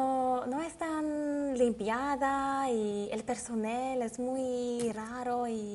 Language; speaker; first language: Spanish; non-native, learner; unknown